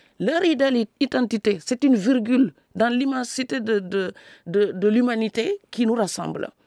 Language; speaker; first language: French; non-native, local second language; Serer